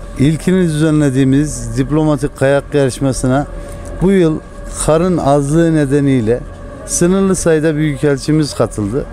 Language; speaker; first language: Turkish; native; Turkish